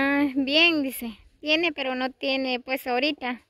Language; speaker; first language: Spanish; native; Spanish